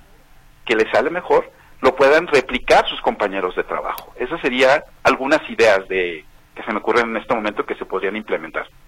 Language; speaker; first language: Spanish; native; Spanish